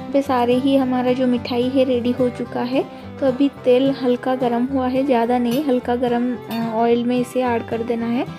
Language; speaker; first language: Hindi; non-native, local second language; Odia